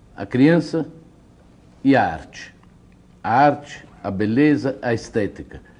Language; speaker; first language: Portuguese; non-native, fluent; Italian